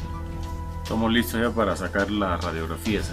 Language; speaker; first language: Spanish; native; Spanish